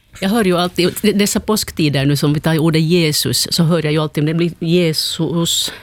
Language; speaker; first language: Swedish; native; Swedish